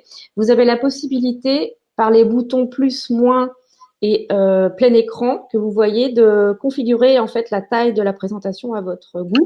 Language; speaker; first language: French; native; French